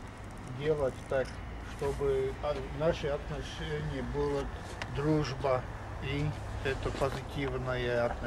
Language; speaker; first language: Russian; non-native, local second language; Czech